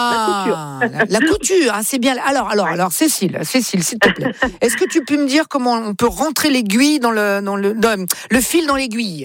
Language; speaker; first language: French; native; French